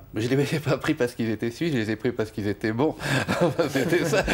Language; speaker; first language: French; native; French